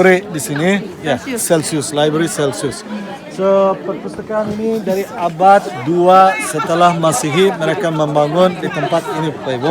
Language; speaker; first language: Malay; non-native, fluent; Turkish